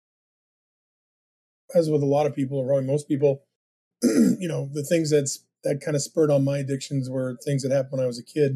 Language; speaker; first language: English; native; English